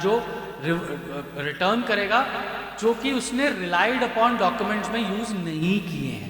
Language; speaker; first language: Hindi; native; Hindi